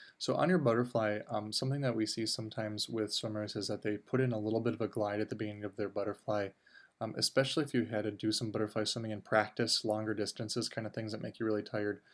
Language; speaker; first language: English; native; English